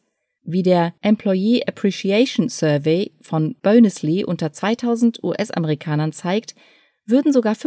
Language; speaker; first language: German; native; German